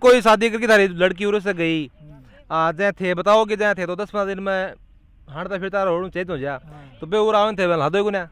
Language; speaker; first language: Hindi; native; Hindi